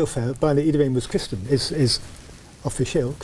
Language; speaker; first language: Dutch; non-native, fluent; English